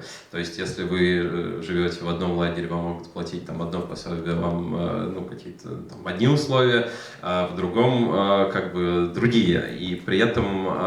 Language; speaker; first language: Russian; native; Russian